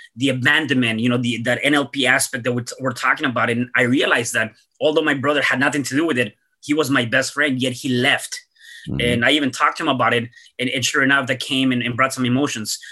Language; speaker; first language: English; early bilingual, other home language; Spanish